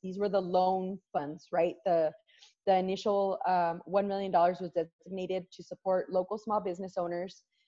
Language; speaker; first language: English; early bilingual, other home language; Spanish